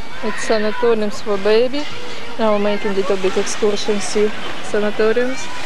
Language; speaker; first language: English; non-native, learner; Russian